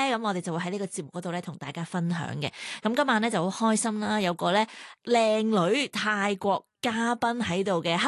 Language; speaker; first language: Cantonese; native; Cantonese